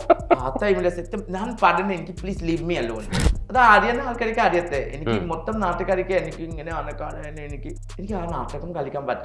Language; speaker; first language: Malayalam; non-native, learner; Assamese